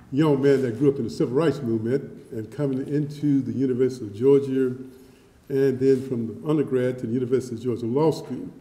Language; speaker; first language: English; native; English